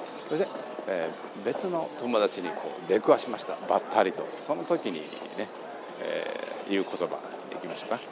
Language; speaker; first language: Japanese; native; Japanese